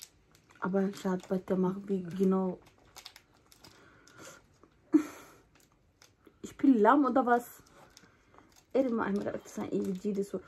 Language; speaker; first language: German; non-native, learner; Somali